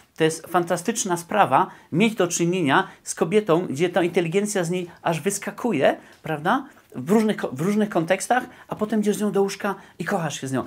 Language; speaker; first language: Polish; native; Polish